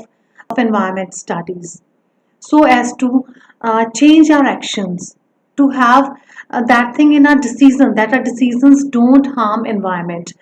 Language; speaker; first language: English; non-native, local second language; Punjabi